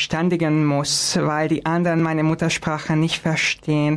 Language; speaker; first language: German; non-native, fluent; Hungarian